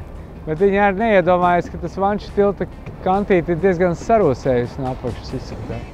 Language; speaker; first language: Latvian; native; Latvian